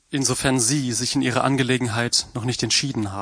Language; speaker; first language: German; native; German